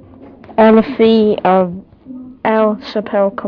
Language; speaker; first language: French; non-native, learner; English